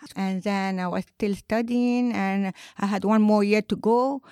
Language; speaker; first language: English; non-native, fluent; Arabic